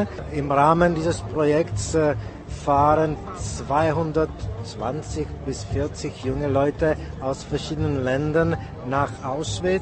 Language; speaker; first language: German; non-native, fluent; Czech